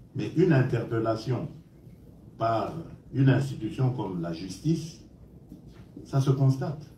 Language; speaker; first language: French; non-native, local second language; Luba-Lulua